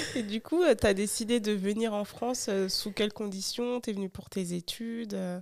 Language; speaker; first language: French; early bilingual, other home language; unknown